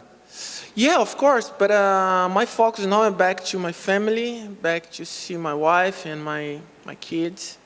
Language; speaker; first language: English; non-native, local second language; Portuguese